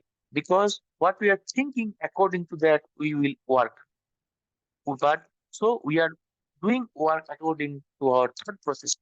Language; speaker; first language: English; non-native, local second language; Bangla